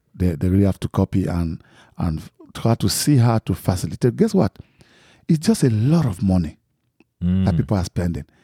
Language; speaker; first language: English; non-native, local second language; French